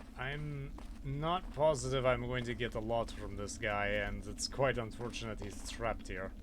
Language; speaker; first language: English; native; English